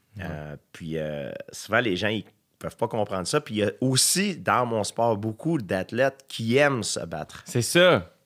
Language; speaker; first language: French; native; French